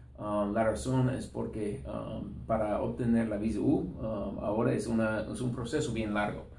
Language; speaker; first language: Spanish; non-native, fluent; English